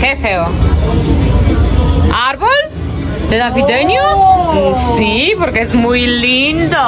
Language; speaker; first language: Spanish; non-native, learner; Polish